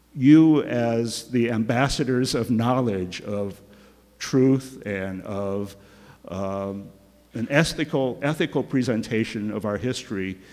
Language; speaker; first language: English; native; English